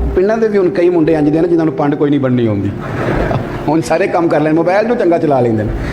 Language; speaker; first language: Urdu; non-native, local second language; Punjabi